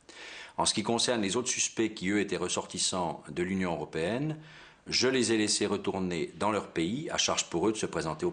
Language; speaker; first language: French; native; French